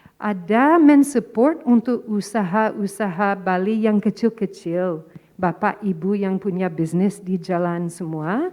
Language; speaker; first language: Indonesian; non-native, fluent; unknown